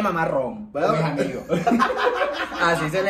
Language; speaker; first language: Spanish; native; Spanish